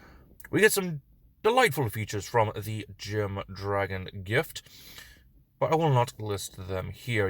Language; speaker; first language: English; native; English